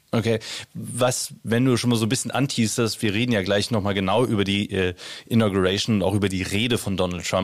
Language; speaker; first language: German; native; German